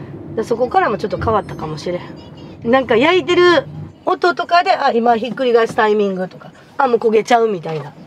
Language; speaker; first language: Japanese; native; Japanese